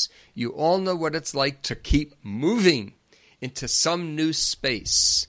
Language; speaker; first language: English; native; English